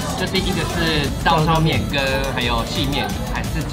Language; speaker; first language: Chinese; non-native, fluent; Japanese